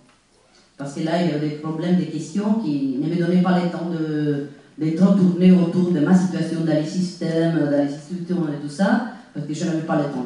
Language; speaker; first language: French; non-native, fluent; Italian